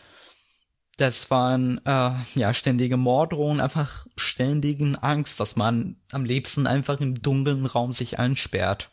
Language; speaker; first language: German; non-native, fluent; Arabic